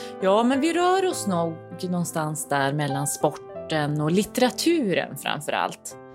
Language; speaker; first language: Swedish; native; Swedish